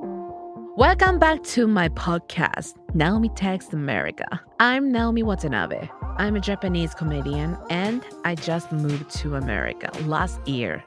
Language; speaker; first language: English; non-native, learner; Japanese